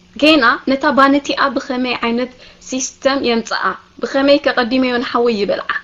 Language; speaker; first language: Tigrinya; native; Tigrinya